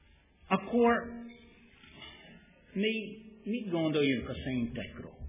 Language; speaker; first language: Hungarian; non-native, fluent; English